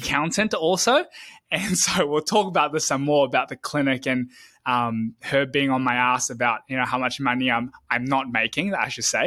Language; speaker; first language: English; native; English